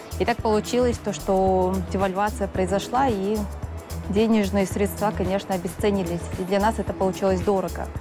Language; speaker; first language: Russian; non-native, local second language; Kazakh